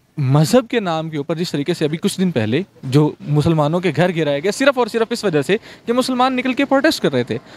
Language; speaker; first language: Urdu; native; Urdu